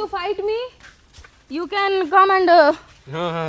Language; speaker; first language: English; non-native, learner; Hindi